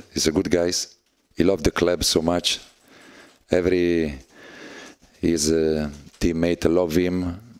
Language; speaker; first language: English; non-native, learner; Italian